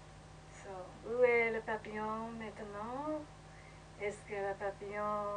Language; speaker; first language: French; non-native, learner; English